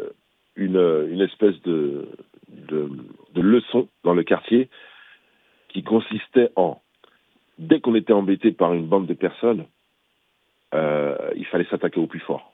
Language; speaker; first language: French; early bilingual, other home language; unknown